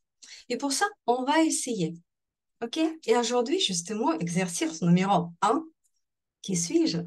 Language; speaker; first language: French; non-native, fluent; Russian